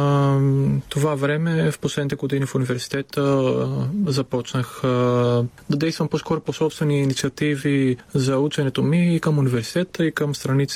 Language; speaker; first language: Bulgarian; non-native, fluent; Greek